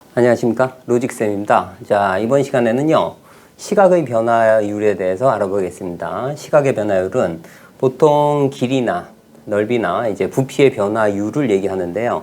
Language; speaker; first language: Korean; native; Korean